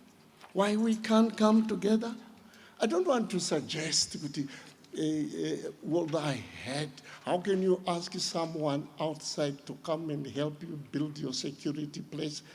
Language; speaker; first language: English; non-native, local second language; Shona